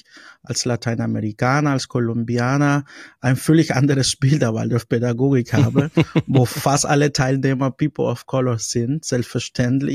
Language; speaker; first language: German; non-native, fluent; Spanish